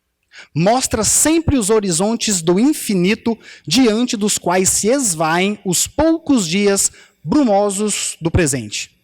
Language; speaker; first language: Portuguese; native; Portuguese